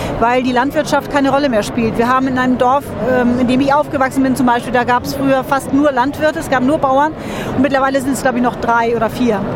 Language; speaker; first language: German; native; German